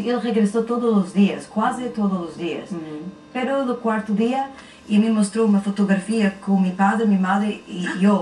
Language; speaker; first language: Spanish; non-native, learner; Portuguese